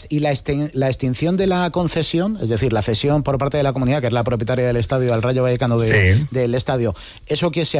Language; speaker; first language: Spanish; native; Spanish